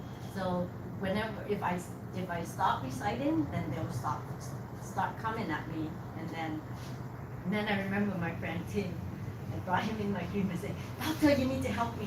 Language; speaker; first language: English; non-native, learner; Vietnamese